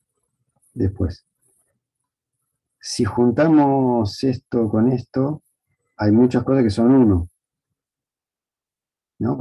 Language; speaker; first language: Spanish; native; Spanish